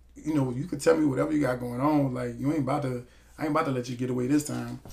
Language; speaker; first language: English; native; English